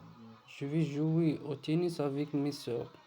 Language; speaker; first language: French; non-native, learner; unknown